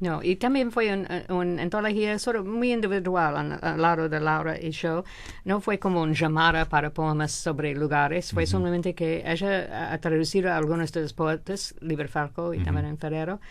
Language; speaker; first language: Spanish; non-native, fluent; English